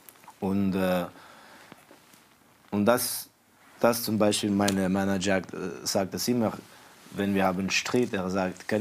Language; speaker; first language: German; non-native, fluent; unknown